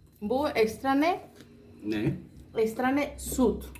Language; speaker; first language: Turkish; non-native, learner; Spanish